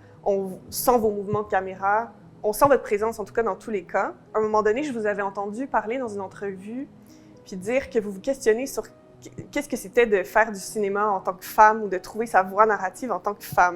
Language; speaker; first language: French; native; French